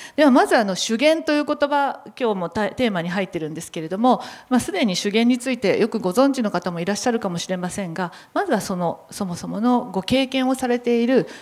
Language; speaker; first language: Japanese; native; Japanese